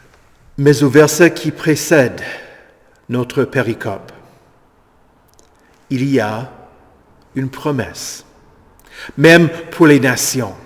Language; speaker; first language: French; native; French